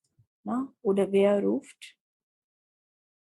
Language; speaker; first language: German; non-native, fluent; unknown